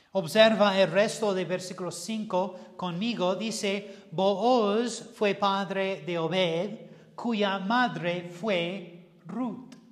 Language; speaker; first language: Spanish; non-native, fluent; English